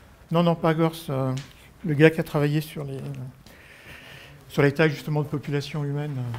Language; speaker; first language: French; native; French